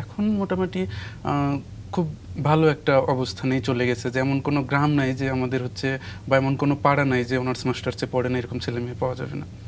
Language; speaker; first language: Bangla; non-native, local second language; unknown